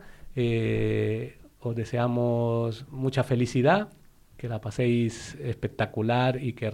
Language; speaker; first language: Spanish; native; Spanish